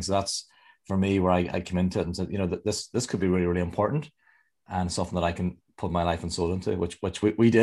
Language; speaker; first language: English; native; English